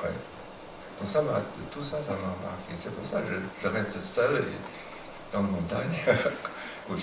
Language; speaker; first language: French; non-native, fluent; Chinese